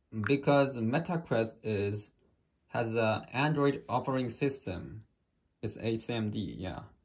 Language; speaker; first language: English; non-native, learner; Korean